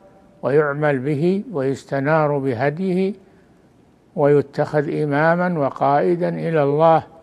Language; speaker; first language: Arabic; native; Arabic